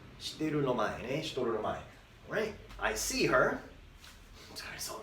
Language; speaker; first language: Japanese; non-native, learner; English